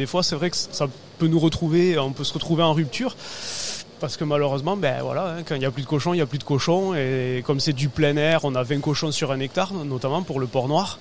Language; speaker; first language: French; native; French